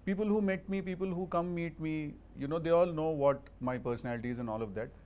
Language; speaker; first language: English; non-native, local second language; Telugu